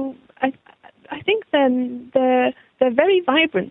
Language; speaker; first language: English; native; English